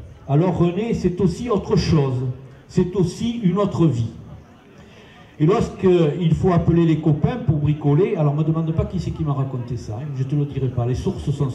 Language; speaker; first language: French; native; French